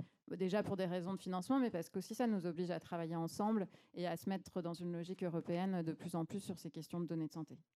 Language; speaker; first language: French; native; French